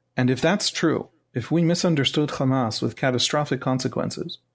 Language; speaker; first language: English; non-native, fluent; Hebrew